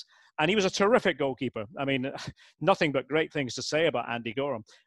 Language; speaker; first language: English; native; English